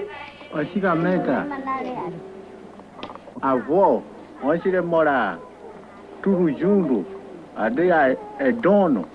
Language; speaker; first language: Portuguese; non-native, local second language; Kayapó